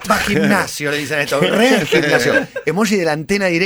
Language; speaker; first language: Spanish; native; Spanish